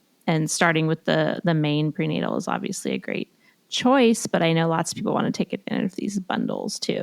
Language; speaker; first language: English; native; English